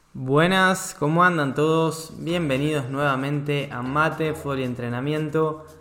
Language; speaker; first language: Spanish; native; Spanish